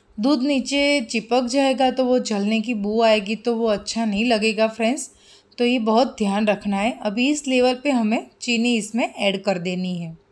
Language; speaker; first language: Hindi; non-native, local second language; Gujarati